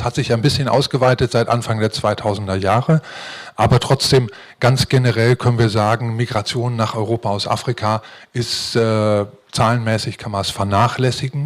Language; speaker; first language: German; native; German